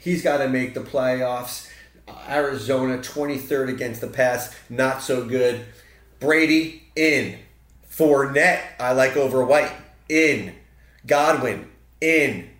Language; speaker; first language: English; native; English